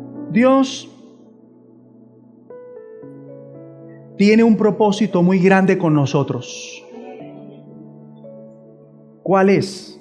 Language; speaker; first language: Spanish; native; Spanish